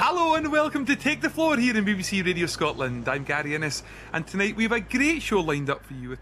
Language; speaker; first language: English; native; English